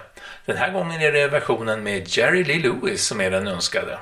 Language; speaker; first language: Swedish; native; Swedish